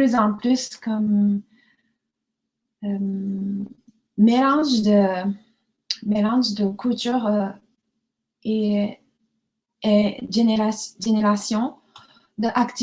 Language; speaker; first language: French; non-native, learner; Japanese